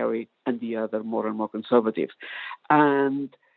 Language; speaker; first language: English; non-native, fluent; Portuguese